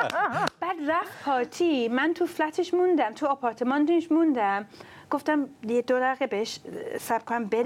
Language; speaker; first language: Persian; early bilingual, other home language; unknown